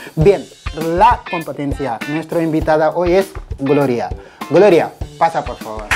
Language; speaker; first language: Spanish; non-native, fluent; Wolof